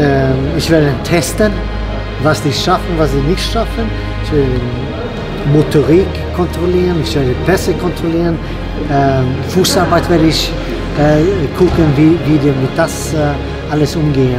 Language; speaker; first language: German; non-native, fluent; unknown